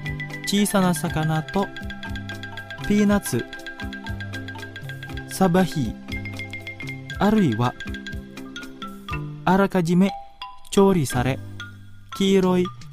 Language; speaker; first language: Japanese; non-native, fluent; Indonesian